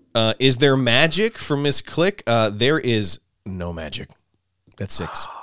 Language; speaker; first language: English; native; English